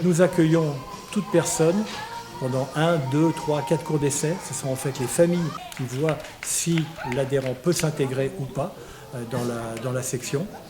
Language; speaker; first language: French; native; French